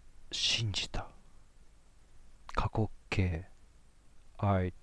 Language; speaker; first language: Japanese; native; Japanese